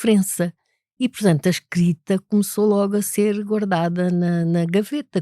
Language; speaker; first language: Portuguese; native; Portuguese